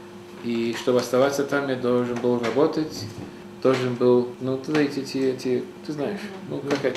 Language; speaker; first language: Russian; early bilingual, heritage; Russian